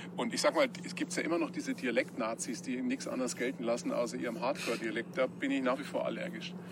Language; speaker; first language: German; native; German